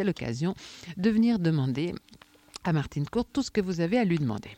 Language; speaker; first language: French; native; French